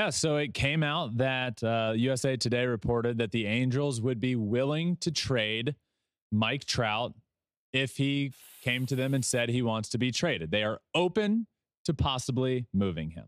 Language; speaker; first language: English; native; English